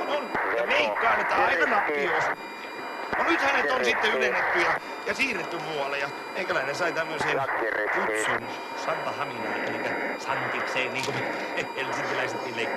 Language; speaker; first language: Finnish; native; Finnish